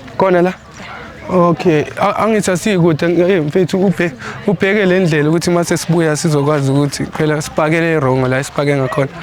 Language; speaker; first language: Zulu; native; Zulu